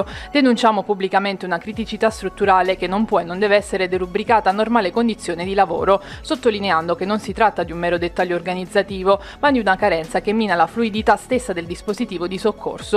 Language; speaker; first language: Italian; native; Italian